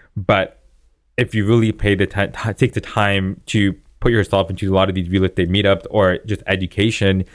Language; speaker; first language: English; native; English